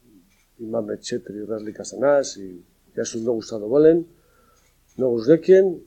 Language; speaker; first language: Macedonian; non-native, learner; Spanish